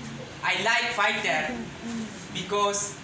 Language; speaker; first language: English; non-native, learner; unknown